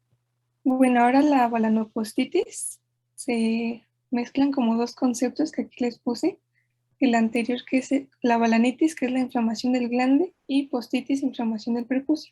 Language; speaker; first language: Spanish; native; Spanish